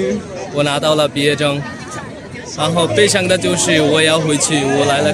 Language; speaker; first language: Chinese; non-native, learner; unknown